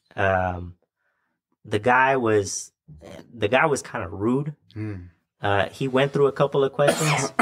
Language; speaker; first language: English; native; English